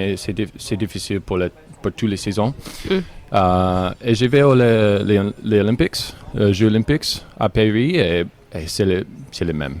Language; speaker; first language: French; non-native, learner; English